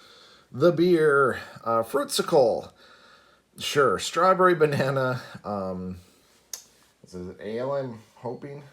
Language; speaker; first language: English; native; English